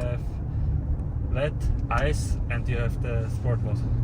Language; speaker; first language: English; non-native, fluent; German